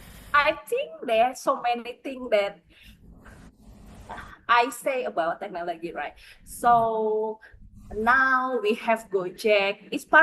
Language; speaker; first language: English; non-native, fluent; Indonesian